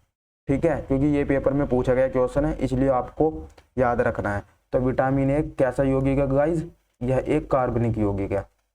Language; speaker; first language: Hindi; native; Hindi